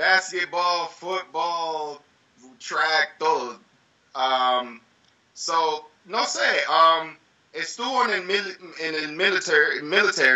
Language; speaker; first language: Spanish; early bilingual, heritage; English